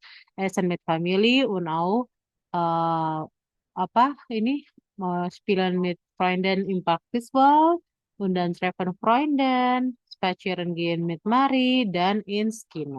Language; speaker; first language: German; non-native, learner; Indonesian